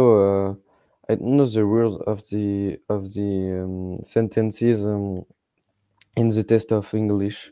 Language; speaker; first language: English; non-native, learner; French